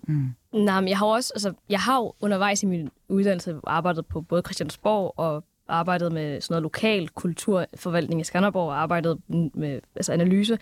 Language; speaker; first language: Danish; early bilingual, other home language; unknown